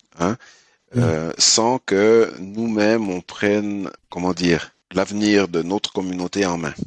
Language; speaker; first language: French; early bilingual, other home language; Haitian Creole